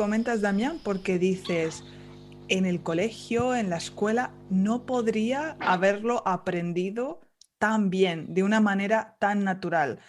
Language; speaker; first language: Spanish; native; Spanish